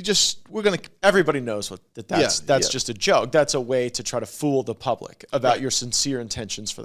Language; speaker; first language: English; native; English